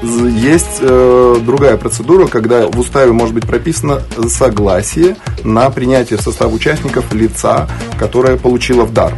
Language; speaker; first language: Russian; native; Russian